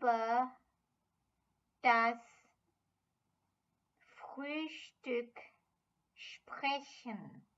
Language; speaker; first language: German; non-native, fluent; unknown